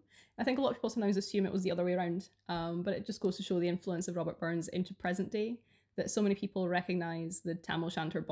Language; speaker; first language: English; early bilingual, other home language; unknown